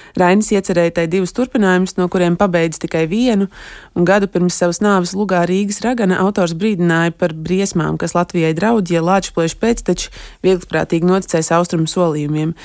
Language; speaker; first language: Latvian; native; Latvian